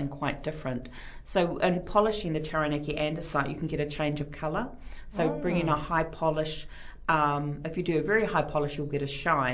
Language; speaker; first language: English; native; English